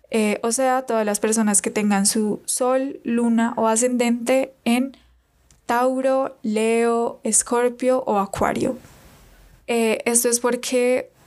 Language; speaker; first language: Spanish; native; Spanish